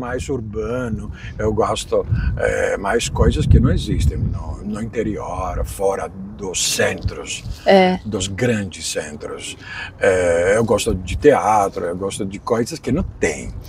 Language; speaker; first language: Portuguese; non-native, fluent; Greek